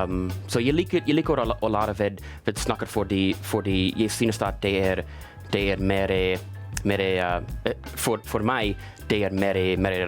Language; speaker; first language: Norwegian; non-native, learner; English